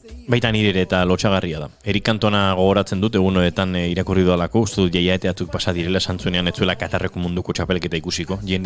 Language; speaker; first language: Basque; native; Basque